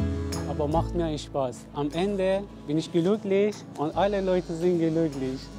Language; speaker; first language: German; non-native, learner; Persian